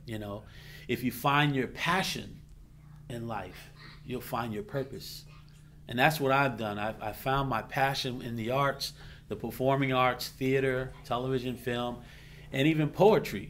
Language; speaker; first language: English; native; English